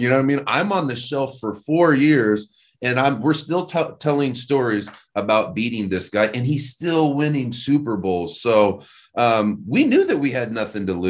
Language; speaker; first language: English; native; English